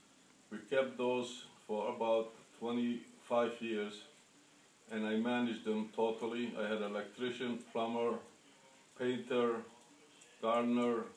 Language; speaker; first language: English; non-native, fluent; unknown